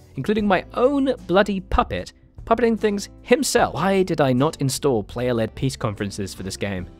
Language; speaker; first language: English; native; English